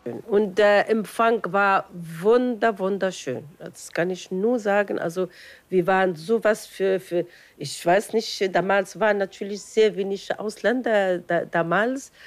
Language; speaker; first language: German; non-native, fluent; Arabic